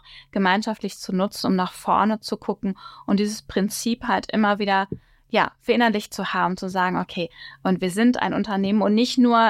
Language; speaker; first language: German; native; German